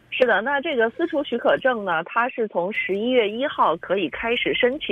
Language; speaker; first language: Chinese; native; Chinese